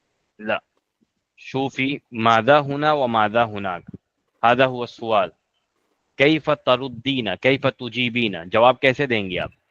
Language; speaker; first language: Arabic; non-native, fluent; Urdu